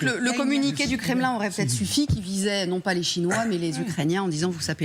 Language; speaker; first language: French; native; French